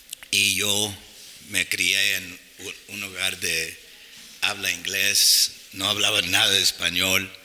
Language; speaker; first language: Spanish; non-native, fluent; English